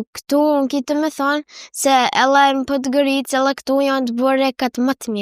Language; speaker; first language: Albanian; early bilingual, heritage; Albanian